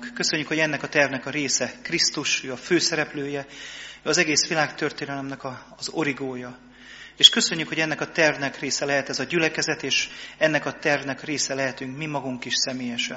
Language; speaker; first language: Hungarian; native; Hungarian